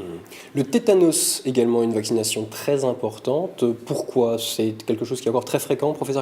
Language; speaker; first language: French; native; French